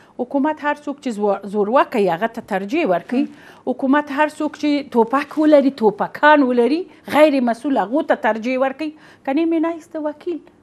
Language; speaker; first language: Pashto; native; Pashto